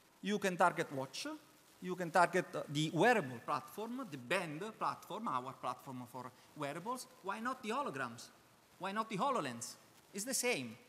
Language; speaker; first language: English; non-native, learner; Italian